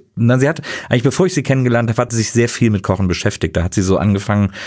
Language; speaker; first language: German; native; German